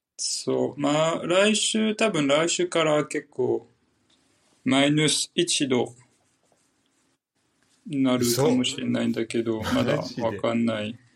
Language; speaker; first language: Japanese; non-native, fluent; French